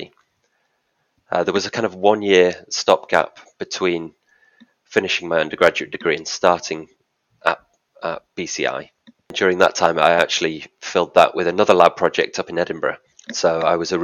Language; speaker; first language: English; native; English